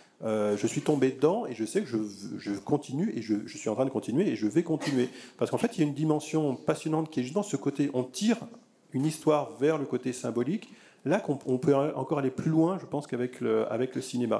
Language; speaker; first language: French; native; French